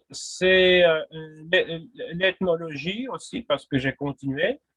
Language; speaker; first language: French; non-native, fluent; Russian